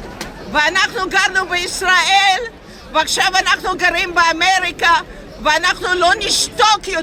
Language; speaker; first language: Hebrew; non-native, fluent; Russian